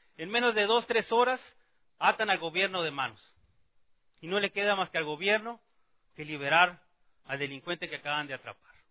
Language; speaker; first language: Spanish; native; Spanish